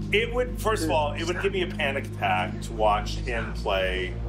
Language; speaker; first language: English; native; English